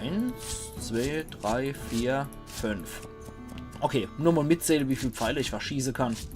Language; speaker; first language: German; native; German